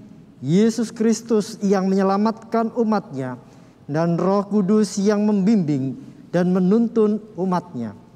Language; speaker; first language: Indonesian; native; Indonesian